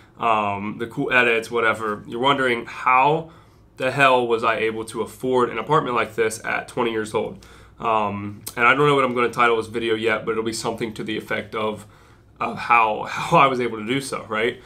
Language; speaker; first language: English; native; English